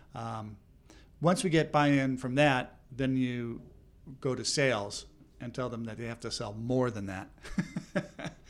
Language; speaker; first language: English; native; English